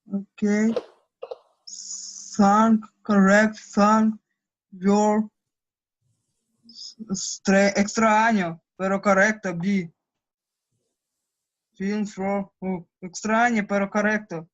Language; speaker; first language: Spanish; non-native, learner; Russian